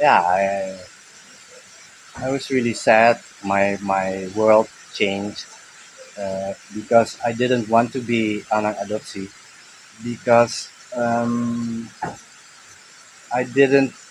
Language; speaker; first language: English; early bilingual, heritage; Dutch